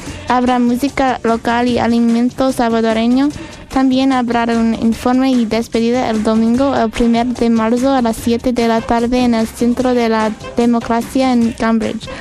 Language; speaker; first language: Spanish; non-native, learner; English